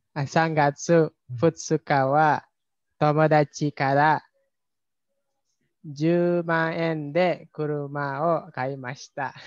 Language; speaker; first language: Japanese; non-native, learner; Indonesian